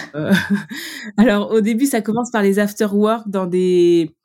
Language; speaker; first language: French; native; French